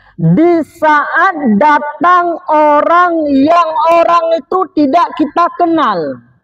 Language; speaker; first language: Malay; non-native, local second language; Achinese